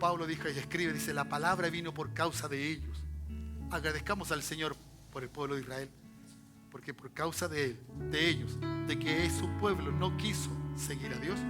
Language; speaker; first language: Spanish; native; Spanish